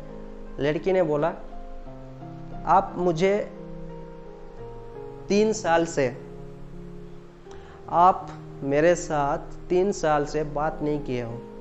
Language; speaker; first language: Hindi; non-native, local second language; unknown